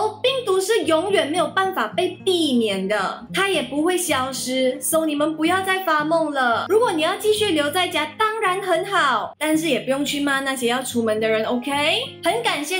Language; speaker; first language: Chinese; native; Chinese